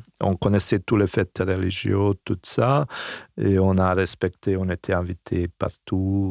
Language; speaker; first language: French; non-native, fluent; Bosnian